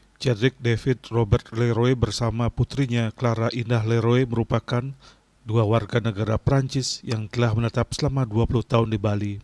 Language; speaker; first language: Indonesian; native; Indonesian